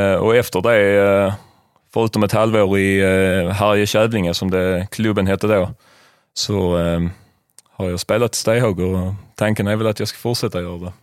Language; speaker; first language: Swedish; native; Swedish